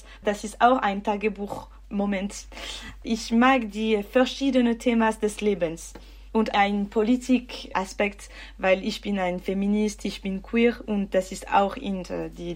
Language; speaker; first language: German; non-native, local second language; French